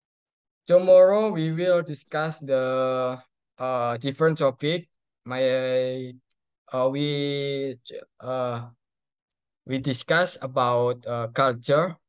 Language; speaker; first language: English; non-native, learner; Indonesian